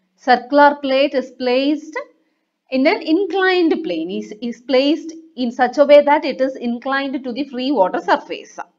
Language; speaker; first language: English; non-native, local second language; Malayalam